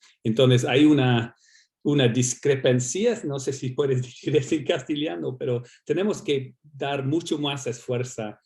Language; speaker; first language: Spanish; non-native, fluent; English